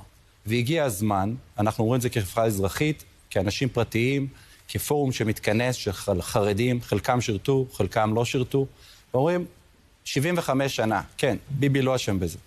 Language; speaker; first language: Hebrew; native; Hebrew